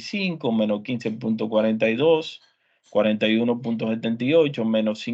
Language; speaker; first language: Spanish; native; Spanish